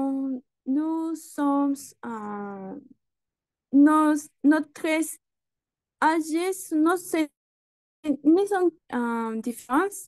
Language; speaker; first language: French; non-native, learner; Spanish